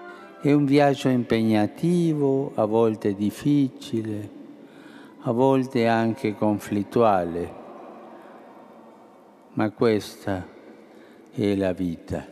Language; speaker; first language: Italian; early bilingual, heritage; Spanish